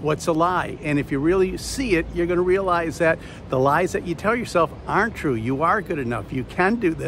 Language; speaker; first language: English; native; English